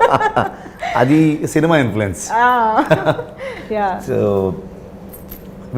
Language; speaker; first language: Telugu; non-native, learner; Kannada